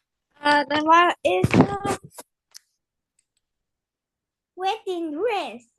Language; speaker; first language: English; non-native, learner; Vietnamese